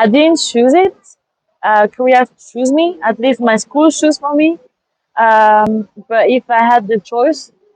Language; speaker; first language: English; non-native, fluent; French